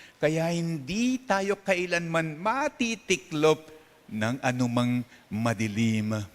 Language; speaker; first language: Filipino; non-native, local second language; Pampanga